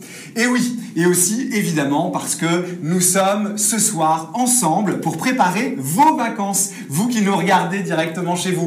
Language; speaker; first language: French; native; French